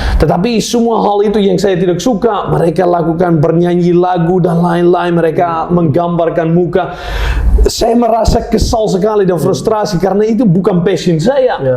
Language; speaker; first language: Indonesian; non-native, fluent; Dutch